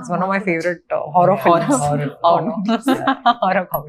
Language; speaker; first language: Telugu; non-native, local second language; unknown